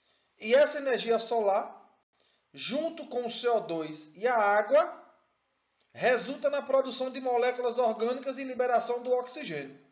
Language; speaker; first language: Portuguese; native; Portuguese